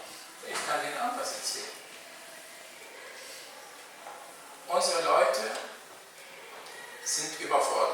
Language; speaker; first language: German; non-native, fluent; Arabic